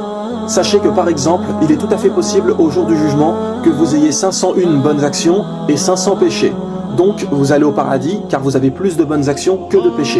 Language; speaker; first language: French; native; French